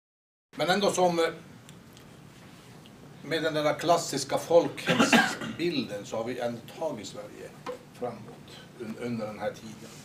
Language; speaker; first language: Swedish; native; Swedish